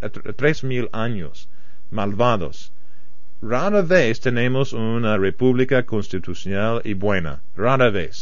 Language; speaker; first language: Spanish; non-native, fluent; English